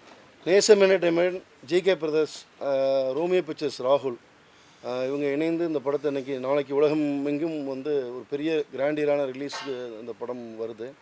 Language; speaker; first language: Tamil; native; Tamil